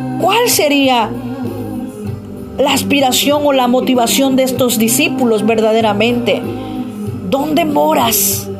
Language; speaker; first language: Spanish; native; Spanish